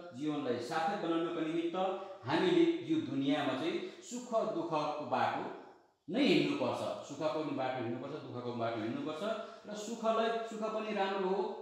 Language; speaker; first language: Nepali; native; Nepali